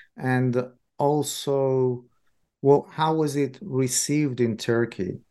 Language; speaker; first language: English; non-native, fluent; Persian